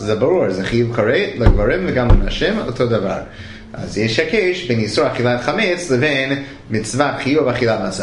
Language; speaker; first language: Hebrew; non-native, fluent; English